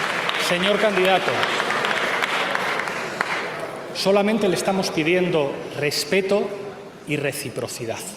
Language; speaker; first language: Spanish; native; Spanish